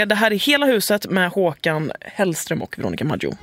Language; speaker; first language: Swedish; native; Swedish